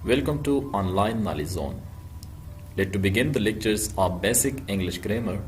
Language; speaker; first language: English; non-native, local second language; Urdu